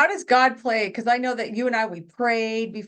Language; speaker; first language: English; native; English